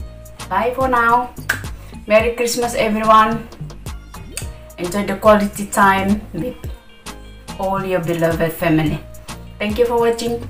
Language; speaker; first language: English; non-native, learner; Indonesian